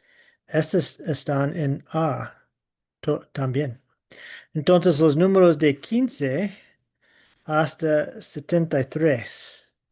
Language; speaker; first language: Spanish; non-native, fluent; English